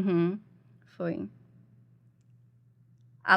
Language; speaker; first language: Portuguese; non-native, learner; Chinese